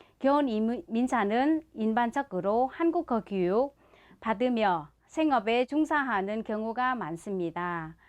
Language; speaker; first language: Korean; non-native, fluent; Vietnamese